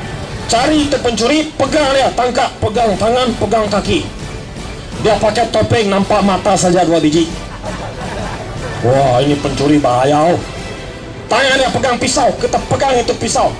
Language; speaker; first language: Malay; native; Malay